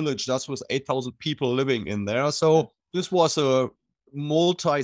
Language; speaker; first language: English; non-native, fluent; German